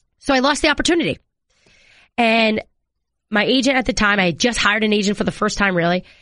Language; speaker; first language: English; native; English